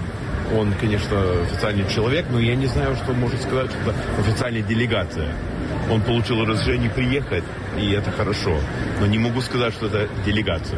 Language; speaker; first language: Russian; non-native, fluent; English